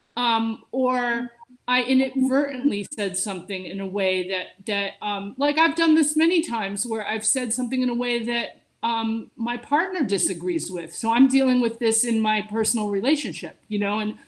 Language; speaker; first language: English; native; English